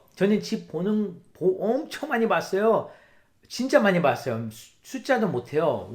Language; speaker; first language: Korean; early bilingual, heritage; English